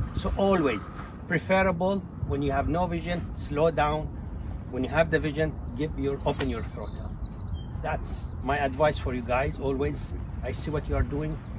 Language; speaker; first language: English; non-native, fluent; Arabic